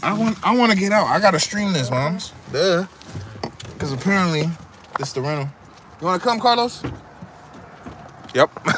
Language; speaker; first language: English; native; English